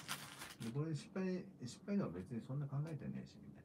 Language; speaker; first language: Japanese; native; Japanese